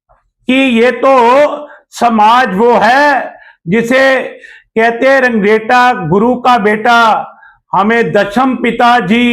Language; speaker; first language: Hindi; non-native, local second language; Punjabi